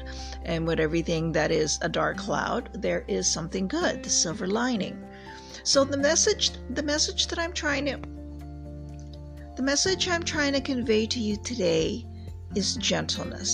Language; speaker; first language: English; native; English